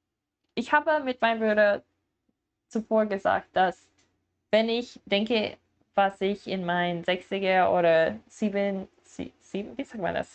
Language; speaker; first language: German; non-native, learner; English